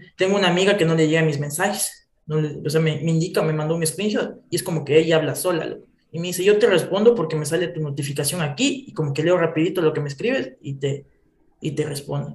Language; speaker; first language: Spanish; native; Spanish